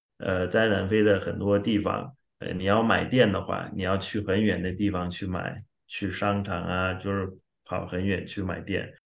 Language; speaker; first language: Chinese; non-native, fluent; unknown